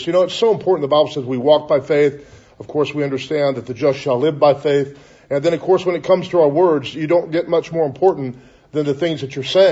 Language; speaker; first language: English; native; English